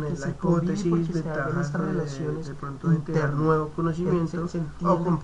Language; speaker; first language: Spanish; native; Spanish